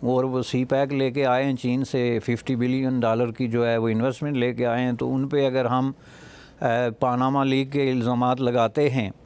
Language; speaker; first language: Urdu; non-native, local second language; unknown